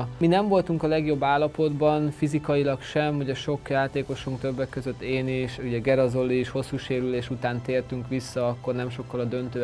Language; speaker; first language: Hungarian; native; Hungarian